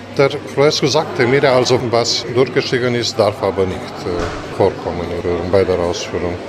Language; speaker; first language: German; non-native, fluent; Romanian